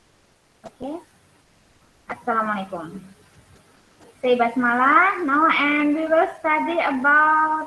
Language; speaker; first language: English; non-native, learner; Indonesian